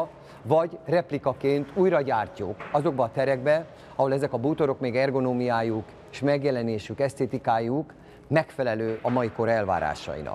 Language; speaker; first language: Hungarian; native; Hungarian